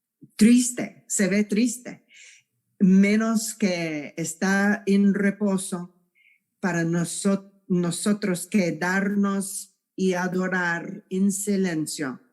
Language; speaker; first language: Spanish; non-native, fluent; English